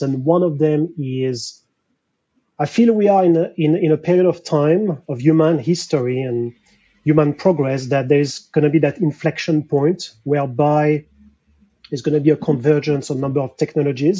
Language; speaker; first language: English; non-native, fluent; French